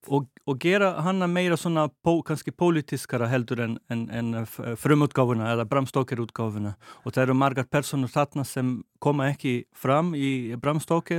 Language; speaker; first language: Icelandic; non-native, fluent; Portuguese